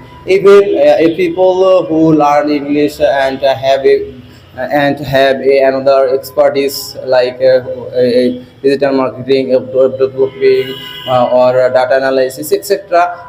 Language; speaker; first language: English; non-native, learner; Bangla